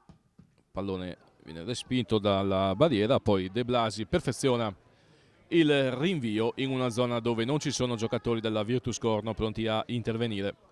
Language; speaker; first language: Italian; native; Italian